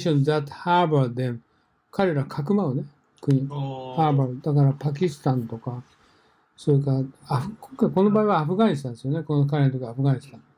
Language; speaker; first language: Japanese; native; Japanese